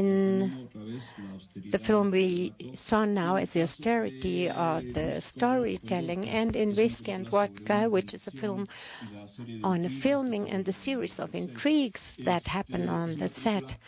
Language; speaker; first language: English; non-native, fluent; Spanish